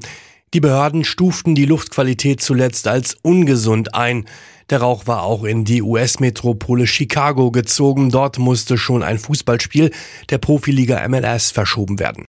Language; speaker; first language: German; native; German